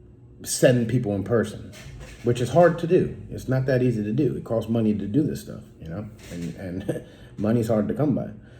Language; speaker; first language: English; native; English